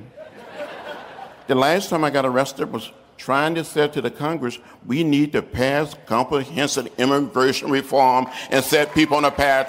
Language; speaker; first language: English; native; English